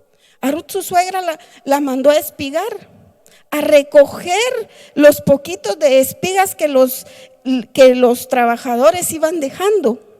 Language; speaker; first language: Spanish; native; Spanish